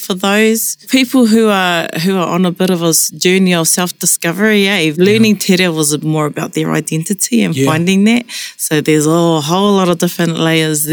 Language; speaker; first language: English; non-native, local second language; Māori